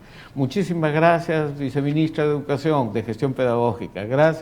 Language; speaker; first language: Spanish; native; Spanish